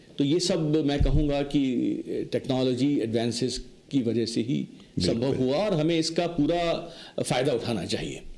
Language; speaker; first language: Hindi; native; Hindi